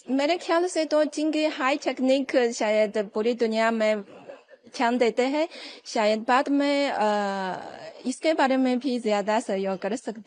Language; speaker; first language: Hindi; non-native, fluent; Chinese